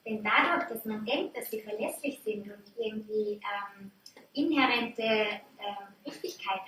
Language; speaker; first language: German; native; German